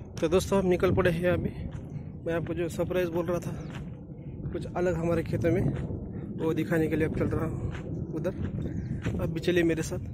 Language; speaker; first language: Hindi; non-native, local second language; Marathi